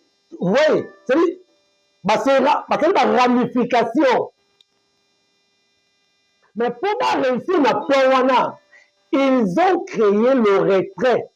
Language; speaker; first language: French; non-native, local second language; Lingala